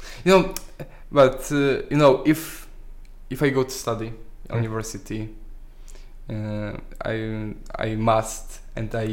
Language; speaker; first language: English; non-native, learner; Polish